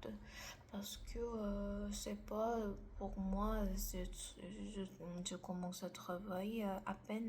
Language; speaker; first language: French; non-native, learner; Korean